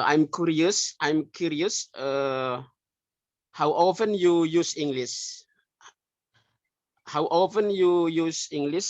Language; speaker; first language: English; non-native, learner; Indonesian